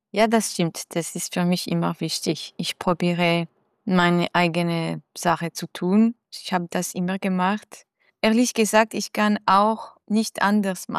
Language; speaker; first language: German; non-native, fluent; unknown